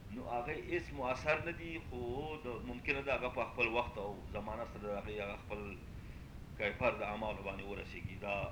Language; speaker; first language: Pashto; non-native, local second language; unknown